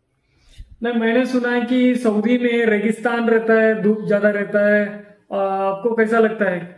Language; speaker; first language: Hindi; non-native, local second language; Kannada